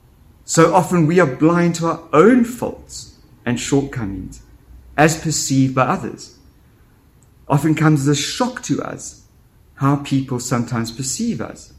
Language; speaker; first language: English; native; English